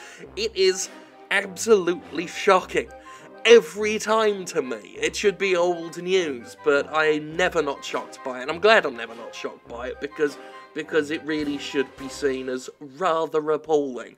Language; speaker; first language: English; native; English